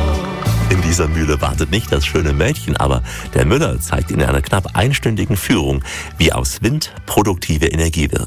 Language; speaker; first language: German; native; German